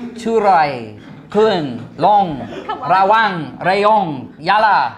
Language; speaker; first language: Thai; non-native, learner; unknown